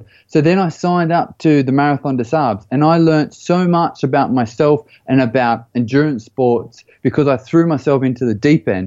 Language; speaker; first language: English; native; English